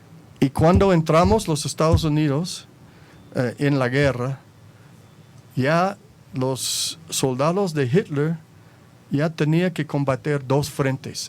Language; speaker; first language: Spanish; non-native, fluent; English